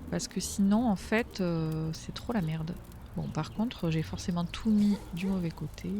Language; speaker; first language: French; native; French